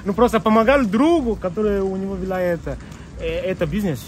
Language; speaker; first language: Russian; non-native, fluent; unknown